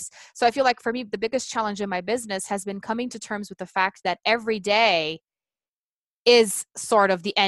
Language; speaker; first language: English; non-native, fluent; Portuguese